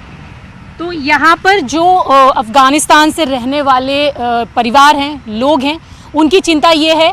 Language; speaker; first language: Hindi; native; Hindi